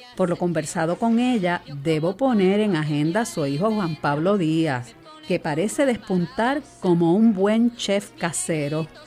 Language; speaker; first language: Spanish; native; Spanish